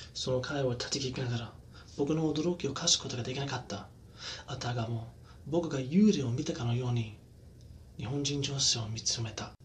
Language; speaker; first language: Japanese; non-native, learner; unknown